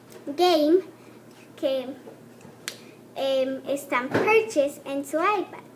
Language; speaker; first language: Spanish; early bilingual, heritage; Spanish